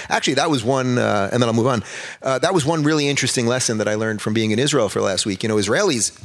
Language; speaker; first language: English; native; English